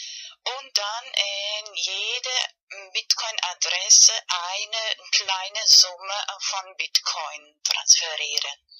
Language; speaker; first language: German; non-native, fluent; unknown